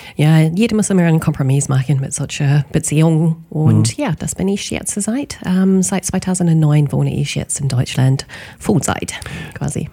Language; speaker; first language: German; non-native, learner; English